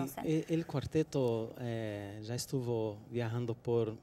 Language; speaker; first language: Spanish; non-native, fluent; Portuguese